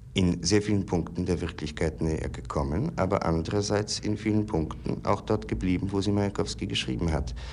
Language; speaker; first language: German; non-native, fluent; Polish